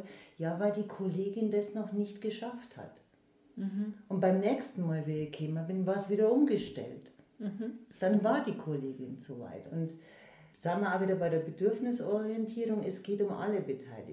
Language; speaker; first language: German; native; German